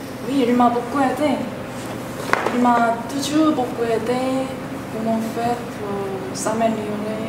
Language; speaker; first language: French; non-native, learner; Korean